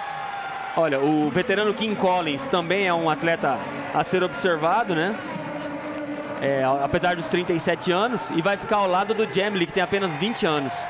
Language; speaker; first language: Portuguese; native; Portuguese